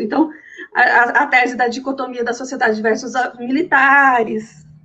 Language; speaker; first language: Portuguese; native; Portuguese